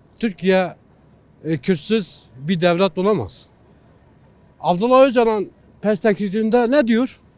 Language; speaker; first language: Turkish; non-native, local second language; Kurdish